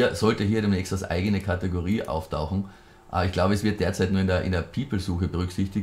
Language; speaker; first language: German; native; German